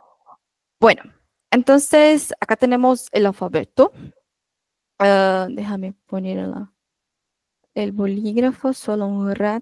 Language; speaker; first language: Spanish; non-native, fluent; Portuguese